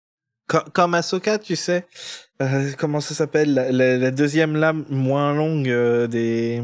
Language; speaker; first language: French; native; French